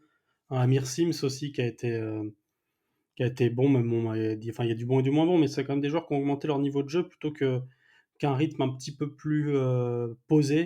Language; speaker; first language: French; native; French